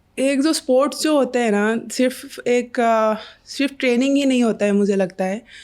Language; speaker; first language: Hindi; non-native, local second language; Assamese